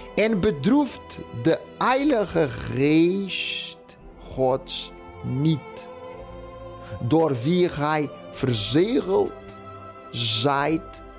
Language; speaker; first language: Dutch; non-native, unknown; Portuguese